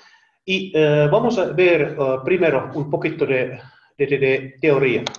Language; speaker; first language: Spanish; non-native, learner; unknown